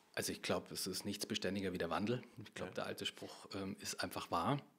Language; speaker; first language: German; native; German